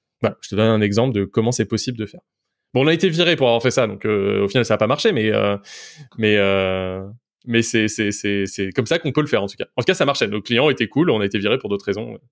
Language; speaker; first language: French; native; French